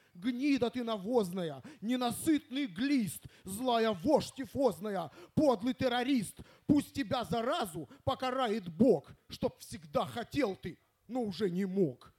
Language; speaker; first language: Russian; native; Russian